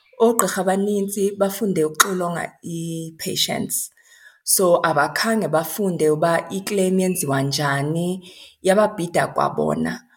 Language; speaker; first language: Xhosa; non-native, local second language; Zulu